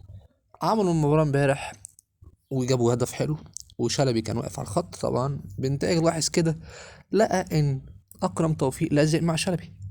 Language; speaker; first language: Arabic; native; Arabic